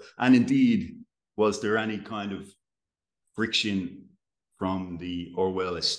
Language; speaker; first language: English; native; English